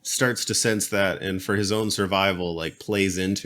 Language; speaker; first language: English; native; English